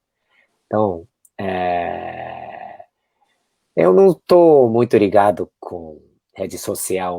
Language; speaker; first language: Portuguese; non-native, fluent; Japanese